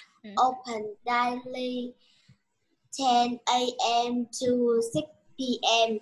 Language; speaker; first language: English; non-native, learner; Vietnamese